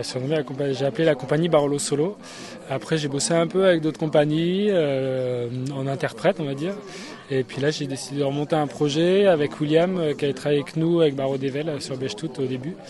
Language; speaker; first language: French; native; French